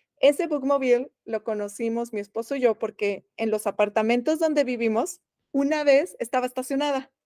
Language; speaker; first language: Spanish; native; Spanish